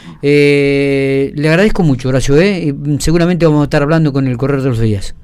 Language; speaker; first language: Spanish; native; Spanish